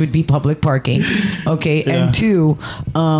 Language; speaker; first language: English; native; English